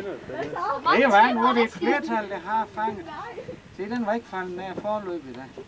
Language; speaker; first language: Danish; native; Danish